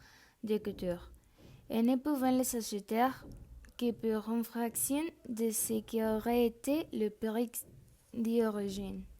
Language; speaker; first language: French; non-native, fluent; Spanish